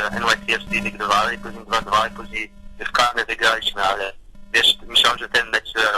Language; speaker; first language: Polish; early bilingual, heritage; Polish